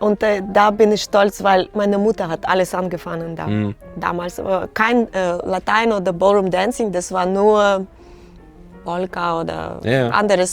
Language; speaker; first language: German; non-native, learner; Russian